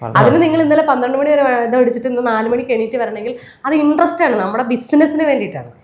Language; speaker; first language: Malayalam; native; Malayalam